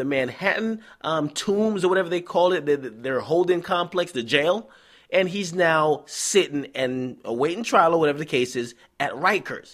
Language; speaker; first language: English; native; English